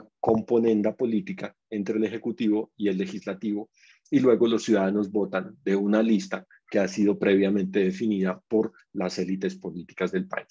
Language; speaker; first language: Spanish; native; Spanish